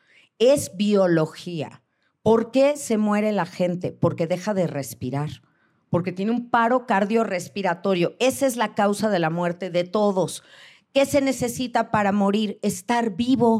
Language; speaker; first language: Spanish; native; Spanish